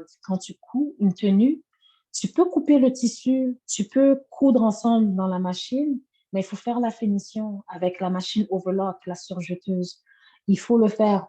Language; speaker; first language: French; native; French